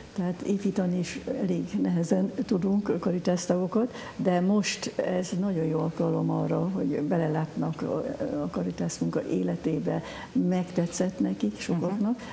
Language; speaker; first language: Hungarian; native; Hungarian